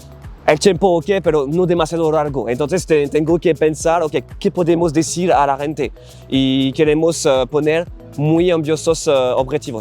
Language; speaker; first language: Spanish; non-native, learner; French